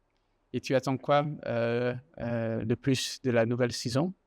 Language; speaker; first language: French; non-native, fluent; Dutch